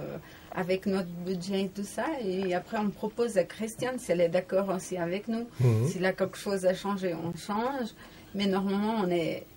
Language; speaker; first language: French; non-native, learner; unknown